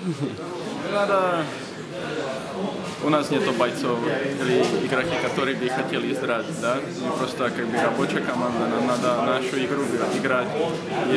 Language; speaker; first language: Russian; non-native, fluent; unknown